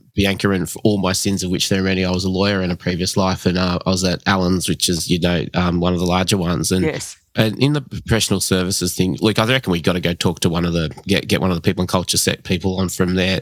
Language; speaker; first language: English; early bilingual, other home language; Hindi